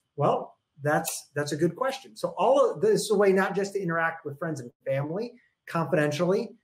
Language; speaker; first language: English; native; English